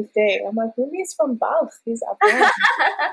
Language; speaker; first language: English; early bilingual, other home language; Persian